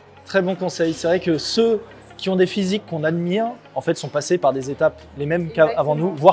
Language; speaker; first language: French; native; French